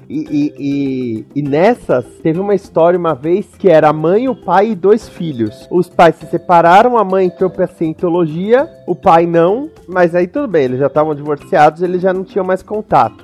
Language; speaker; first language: Portuguese; native; Portuguese